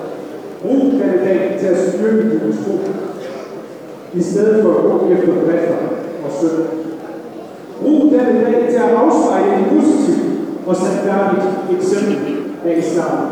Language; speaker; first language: Danish; non-native, fluent; Arabic